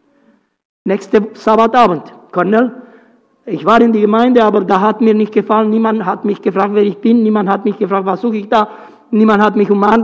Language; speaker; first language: German; non-native, fluent; Romanian